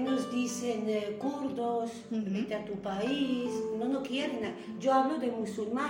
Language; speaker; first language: Spanish; non-native, learner; Arabic